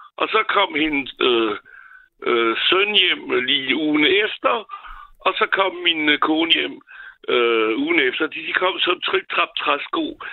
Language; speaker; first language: Danish; non-native, fluent; French